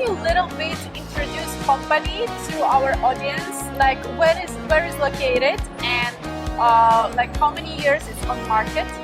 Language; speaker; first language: English; non-native, learner; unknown